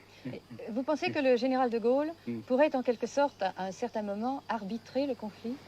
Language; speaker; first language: French; native; French